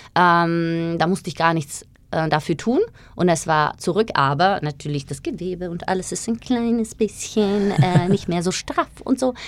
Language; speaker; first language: German; non-native, fluent; Slovak